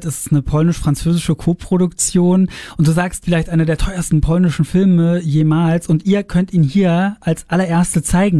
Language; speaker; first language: German; native; German